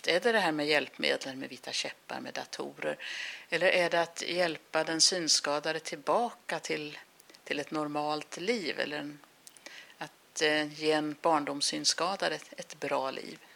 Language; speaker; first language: Swedish; native; Swedish